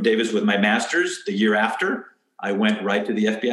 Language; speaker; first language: English; early bilingual, other home language; Spanish